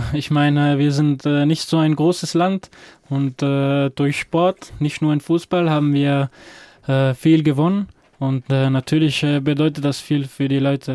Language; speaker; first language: German; non-native, fluent; Croatian